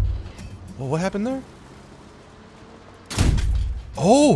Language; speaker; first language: English; native; English